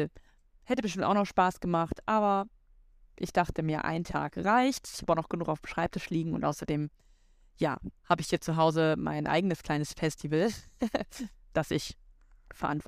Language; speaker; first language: German; native; German